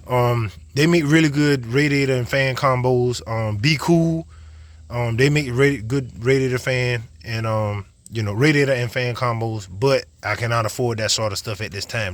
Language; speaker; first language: English; native; English